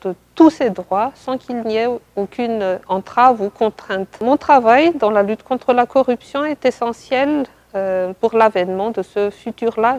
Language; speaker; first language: French; non-native, local second language; Malagasy